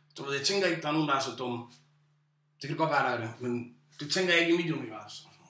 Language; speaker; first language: Danish; early bilingual, other home language; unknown